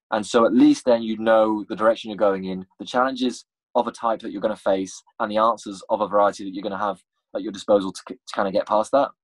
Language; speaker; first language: English; native; English